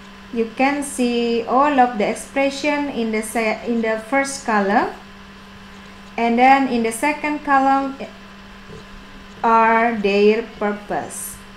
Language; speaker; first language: English; non-native, fluent; Indonesian